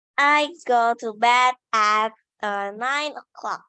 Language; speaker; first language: English; non-native, learner; Indonesian